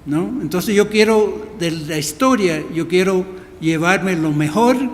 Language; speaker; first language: Spanish; early bilingual, heritage; Spanish